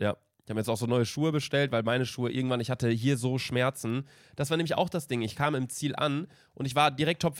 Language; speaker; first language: German; native; German